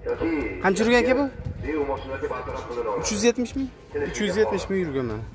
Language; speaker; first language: Turkish; non-native, learner; Uzbek